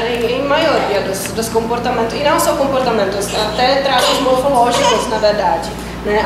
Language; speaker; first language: Portuguese; non-native, fluent; Czech